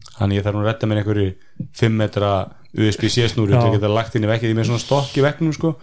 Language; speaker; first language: Icelandic; native; Icelandic